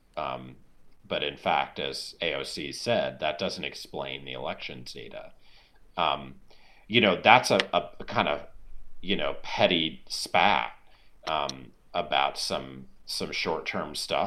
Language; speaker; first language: English; native; English